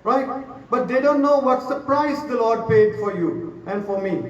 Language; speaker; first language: English; non-native, local second language; Sinhala